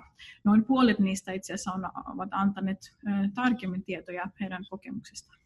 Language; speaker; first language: Finnish; non-native, fluent; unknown